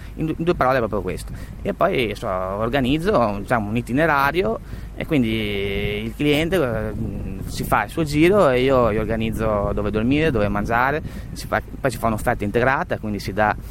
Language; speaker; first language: Italian; native; Italian